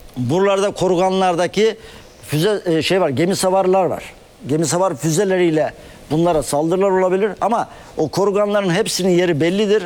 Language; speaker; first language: Turkish; native; Turkish